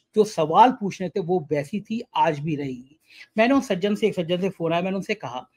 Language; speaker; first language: Hindi; native; Hindi